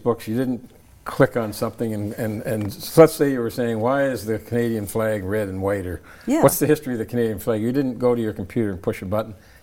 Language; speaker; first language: English; native; English